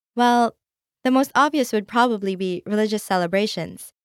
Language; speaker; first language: English; non-native, local second language; Filipino